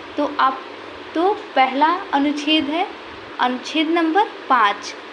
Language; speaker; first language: Hindi; native; Hindi